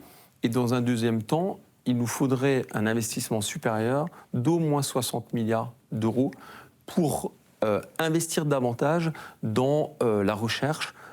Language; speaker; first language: French; native; French